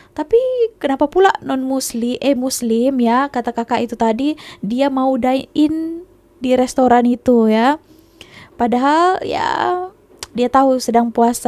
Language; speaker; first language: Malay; non-native, local second language; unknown